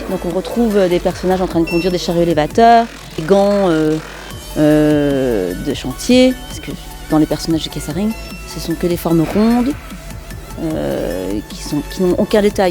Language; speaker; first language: French; native; French